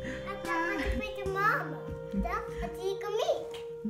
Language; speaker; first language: Russian; early bilingual, heritage; Russian